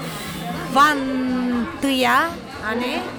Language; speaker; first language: French; non-native, learner; Romanian